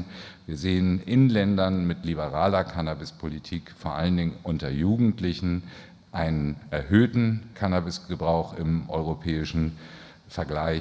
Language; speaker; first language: German; native; German